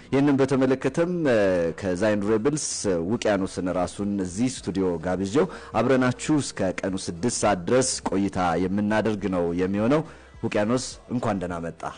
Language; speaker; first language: Amharic; native; Amharic